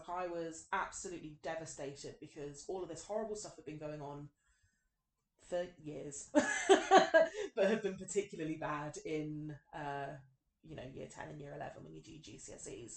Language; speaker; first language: English; native; English